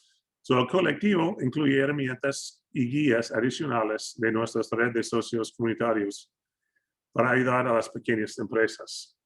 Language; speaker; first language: Spanish; non-native, fluent; English